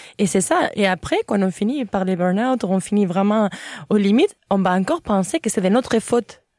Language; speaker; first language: French; non-native, fluent; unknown